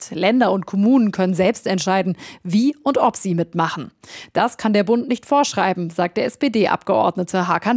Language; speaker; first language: German; native; German